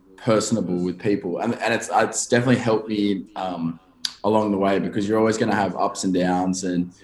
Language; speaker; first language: English; native; English